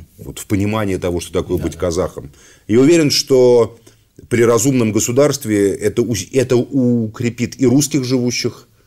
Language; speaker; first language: Russian; native; Russian